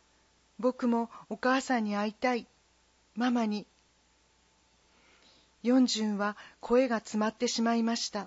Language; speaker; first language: Japanese; non-native, fluent; Korean